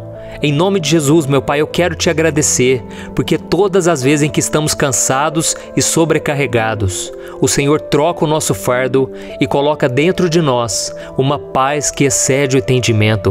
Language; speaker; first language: Portuguese; native; Portuguese